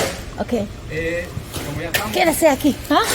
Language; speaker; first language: Spanish; non-native, learner; English